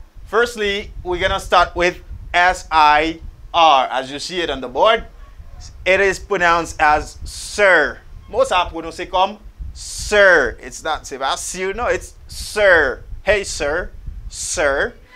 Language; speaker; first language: English; non-native, fluent; Haitian Creole